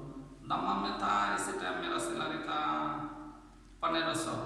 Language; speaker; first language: Hindi; non-native, learner; Bangla